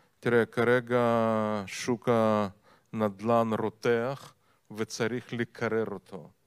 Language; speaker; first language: Hebrew; non-native, fluent; Russian